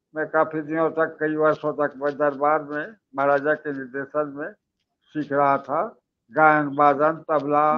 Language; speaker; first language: Hindi; native; Hindi